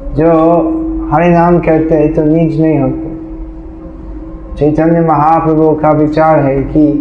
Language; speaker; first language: Hindi; non-native, fluent; English